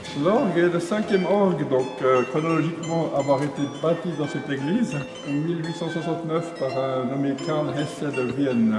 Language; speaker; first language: French; non-native, fluent; Romanian